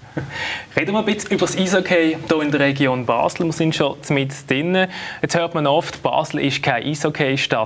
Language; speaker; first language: German; native; German